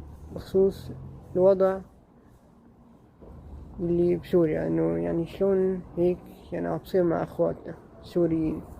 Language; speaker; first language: Arabic; native; Arabic